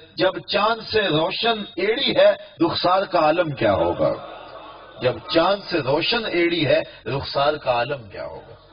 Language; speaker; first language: Urdu; non-native, local second language; Punjabi